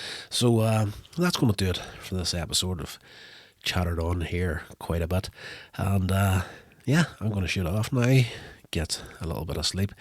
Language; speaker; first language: English; native; English